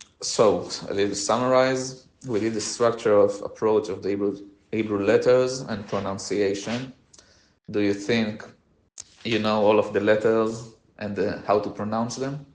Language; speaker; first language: English; non-native, learner; Hebrew